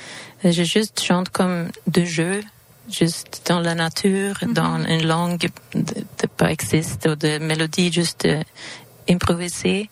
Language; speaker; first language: French; non-native, learner; Swedish